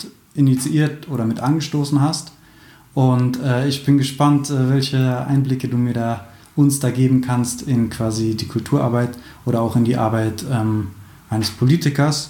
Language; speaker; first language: German; native; German